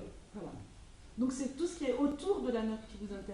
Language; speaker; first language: French; native; French